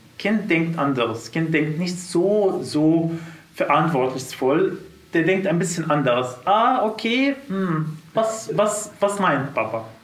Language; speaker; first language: German; non-native, fluent; Arabic